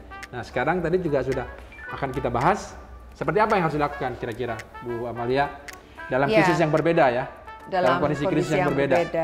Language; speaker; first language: Indonesian; native; Indonesian